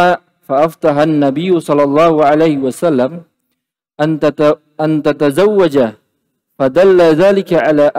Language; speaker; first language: Arabic; non-native, learner; Indonesian